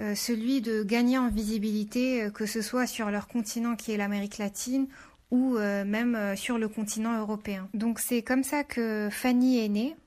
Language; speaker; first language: French; non-native, local second language; Arabic